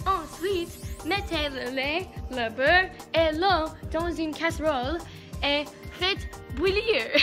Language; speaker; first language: French; non-native, learner; English